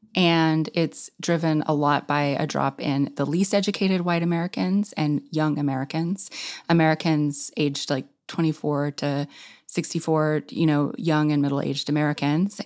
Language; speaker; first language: English; native; English